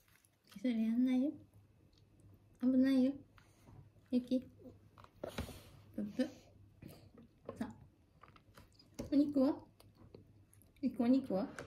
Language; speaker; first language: Japanese; native; Japanese